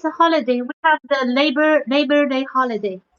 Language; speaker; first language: English; non-native, fluent; Chinese